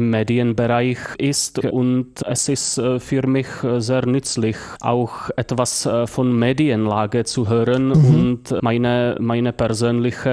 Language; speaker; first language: German; non-native, fluent; Czech